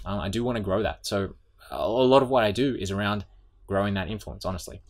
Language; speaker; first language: English; native; English